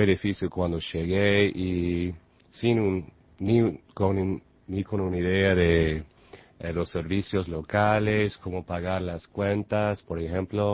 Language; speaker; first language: Spanish; non-native, learner; English